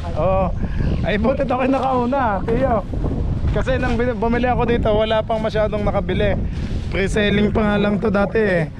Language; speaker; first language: Filipino; native; Filipino